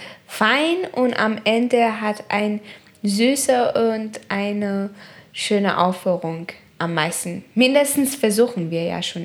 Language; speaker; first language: German; non-native, learner; Persian